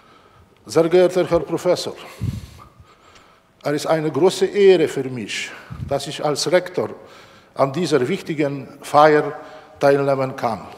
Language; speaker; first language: German; non-native, learner; Polish